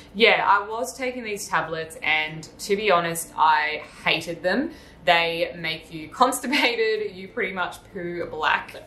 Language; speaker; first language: English; native; English